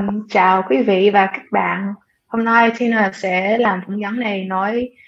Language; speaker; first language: Vietnamese; early bilingual, heritage; Vietnamese